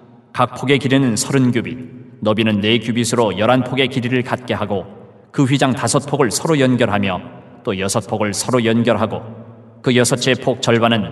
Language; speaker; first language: Korean; native; Korean